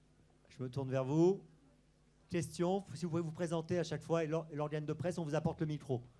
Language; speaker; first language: French; native; French